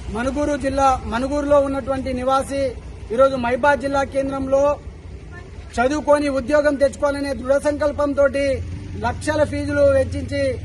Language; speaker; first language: Telugu; native; Telugu